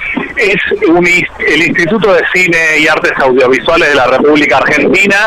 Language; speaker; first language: Spanish; native; Spanish